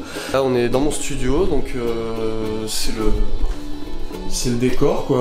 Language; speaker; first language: French; native; French